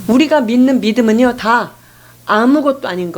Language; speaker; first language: Korean; native; Korean